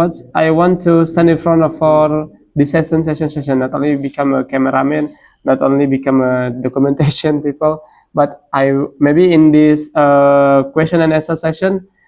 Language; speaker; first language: English; non-native, learner; Indonesian